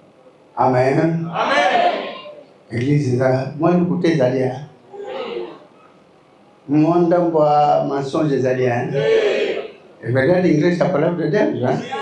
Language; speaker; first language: Portuguese; non-native, learner; Lingala